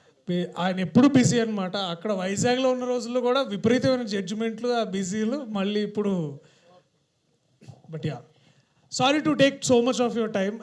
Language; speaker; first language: Telugu; native; Telugu